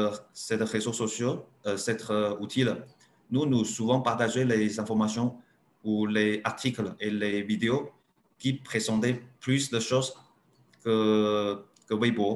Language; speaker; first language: French; non-native, learner; Chinese